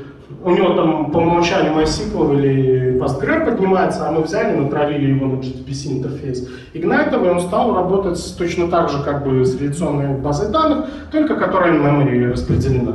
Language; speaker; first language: Russian; native; Russian